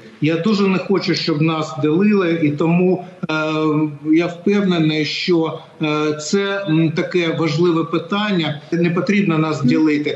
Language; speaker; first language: Ukrainian; non-native, local second language; Russian